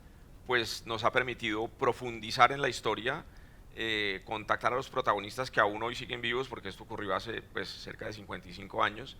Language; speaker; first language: Spanish; native; Spanish